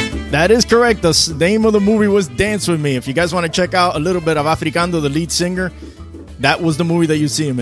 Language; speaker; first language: English; early bilingual, other home language; Spanish